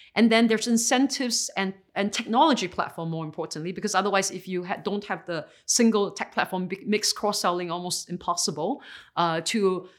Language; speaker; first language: English; native; English